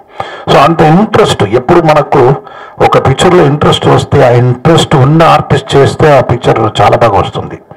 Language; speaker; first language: Telugu; non-native, fluent; Tamil